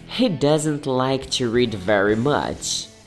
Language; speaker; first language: English; non-native, fluent; Portuguese